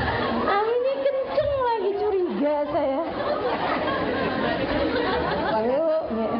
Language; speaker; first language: Indonesian; native; Indonesian